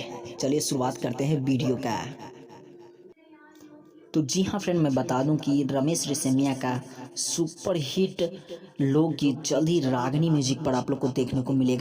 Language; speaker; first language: Hindi; non-native, local second language; Bhojpuri